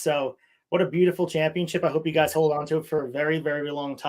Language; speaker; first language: English; native; English